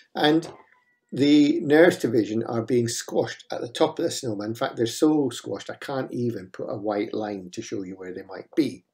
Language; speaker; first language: English; native; English